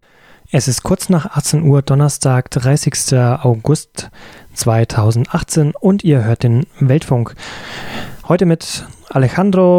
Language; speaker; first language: German; native; German